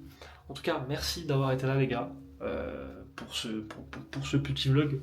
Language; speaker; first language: French; native; French